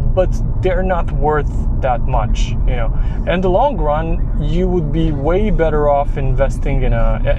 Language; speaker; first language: English; non-native, fluent; Serbian